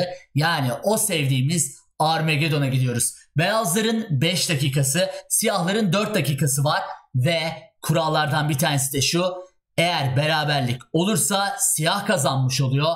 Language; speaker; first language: Turkish; native; Turkish